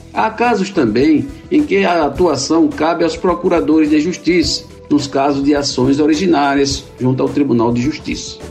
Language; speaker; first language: Portuguese; native; Portuguese